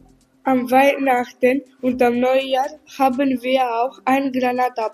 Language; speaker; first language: German; non-native, learner; Greek